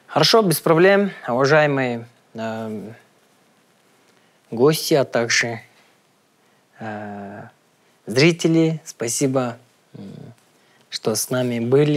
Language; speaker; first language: Russian; non-native, local second language; Kyrgyz